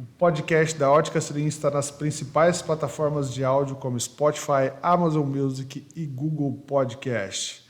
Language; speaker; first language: Portuguese; native; Portuguese